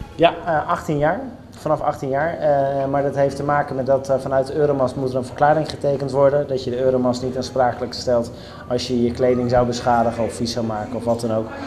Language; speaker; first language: Dutch; native; Dutch